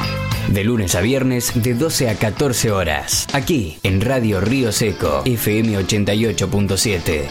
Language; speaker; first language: Spanish; native; Spanish